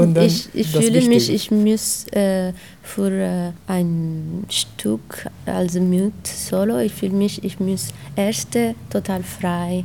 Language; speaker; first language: German; non-native, learner; Italian